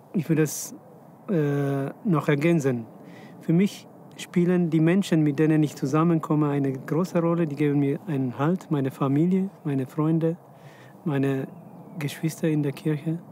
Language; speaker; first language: German; non-native, fluent; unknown